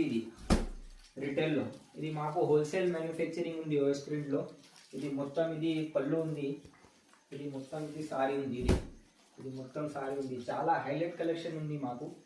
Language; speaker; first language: Telugu; non-native, local second language; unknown